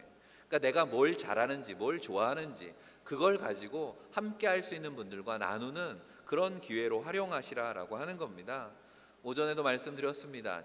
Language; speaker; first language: Korean; native; Korean